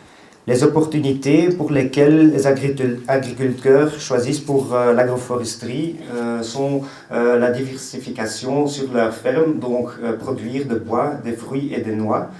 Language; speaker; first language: French; non-native, local second language; Dutch